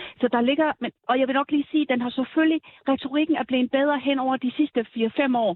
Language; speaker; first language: Danish; native; Danish